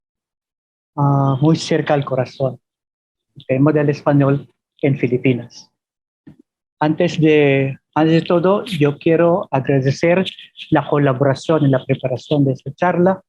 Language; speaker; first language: Spanish; non-native, fluent; Filipino